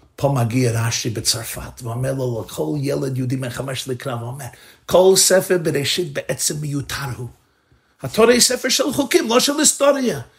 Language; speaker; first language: Hebrew; non-native, fluent; English